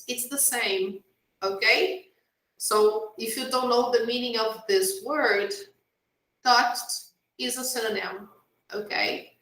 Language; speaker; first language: English; non-native, fluent; Portuguese